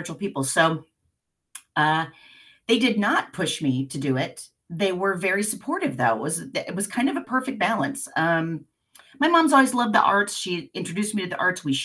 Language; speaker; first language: English; native; English